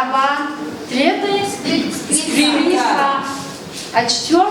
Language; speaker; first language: Russian; non-native, fluent; Mongolian